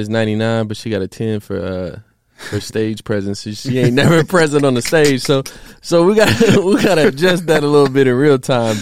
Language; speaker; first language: English; native; English